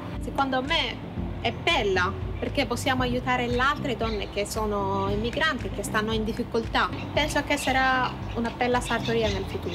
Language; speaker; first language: Italian; non-native, learner; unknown